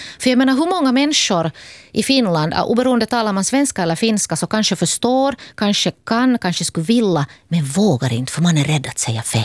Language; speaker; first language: Swedish; native; Swedish